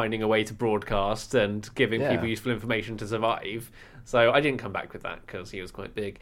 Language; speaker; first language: English; native; English